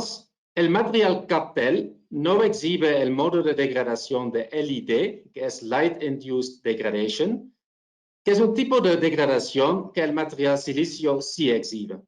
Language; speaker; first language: Spanish; non-native, fluent; Dutch